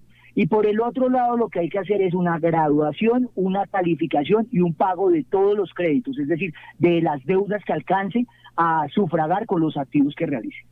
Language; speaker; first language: Spanish; native; Spanish